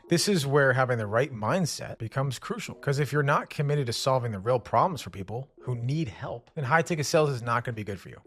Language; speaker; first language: English; native; English